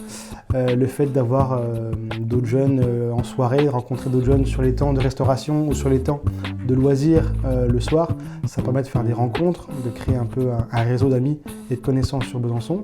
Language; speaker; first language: French; native; French